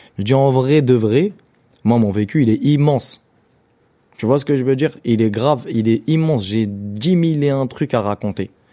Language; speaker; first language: French; non-native, local second language; Arabic